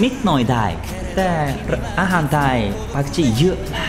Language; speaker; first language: Thai; non-native, learner; Japanese